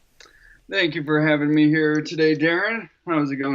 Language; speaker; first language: English; native; English